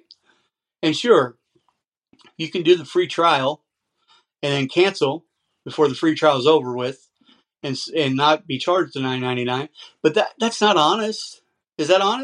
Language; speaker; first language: English; native; English